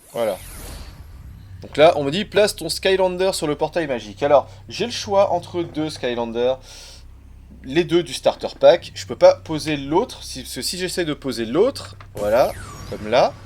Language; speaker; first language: French; native; French